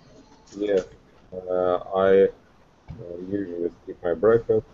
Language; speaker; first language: English; non-native, learner; Russian